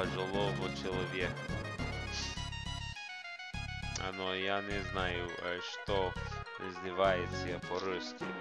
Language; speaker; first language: Russian; non-native, learner; English